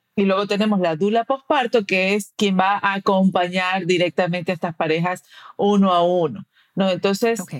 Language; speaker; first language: Spanish; early bilingual, heritage; Spanish